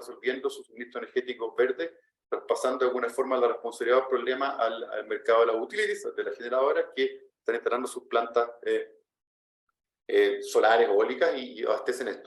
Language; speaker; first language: Spanish; native; Spanish